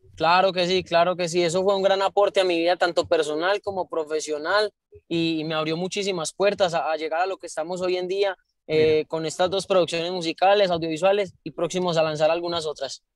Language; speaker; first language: Spanish; native; Spanish